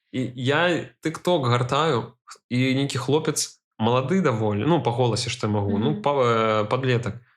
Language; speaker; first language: Belarusian; non-native, local second language; Russian